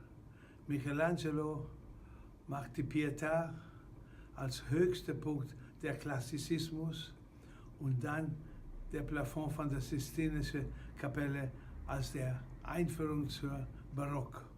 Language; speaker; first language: German; non-native, fluent; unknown